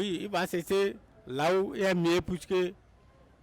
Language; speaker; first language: French; non-native, local second language; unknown